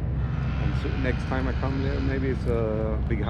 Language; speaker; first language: English; non-native, learner; Swedish